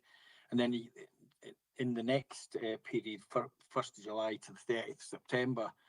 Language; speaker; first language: English; native; English